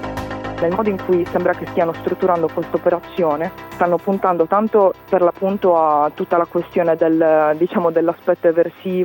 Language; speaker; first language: Italian; native; Italian